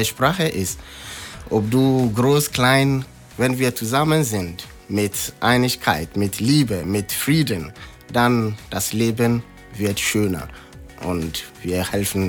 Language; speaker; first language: German; non-native, learner; Akan